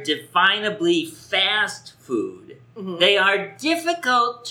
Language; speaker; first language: English; native; English